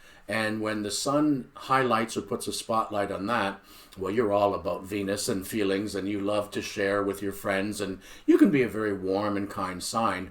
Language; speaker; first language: English; native; English